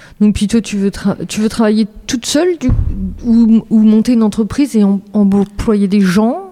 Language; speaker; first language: French; native; French